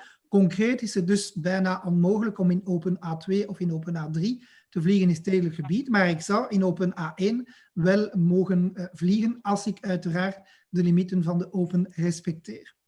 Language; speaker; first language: Dutch; non-native, local second language; French